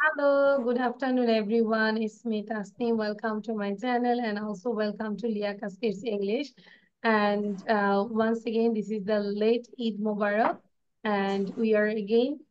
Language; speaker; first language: English; non-native, local second language; Bangla